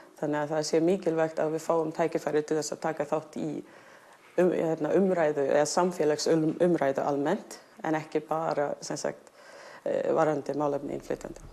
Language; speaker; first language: Icelandic; non-native, fluent; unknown